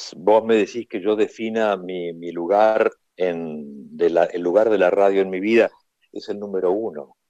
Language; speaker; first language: Spanish; native; Spanish